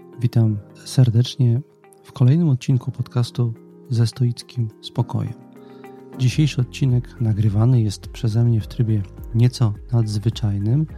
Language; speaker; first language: Polish; native; Polish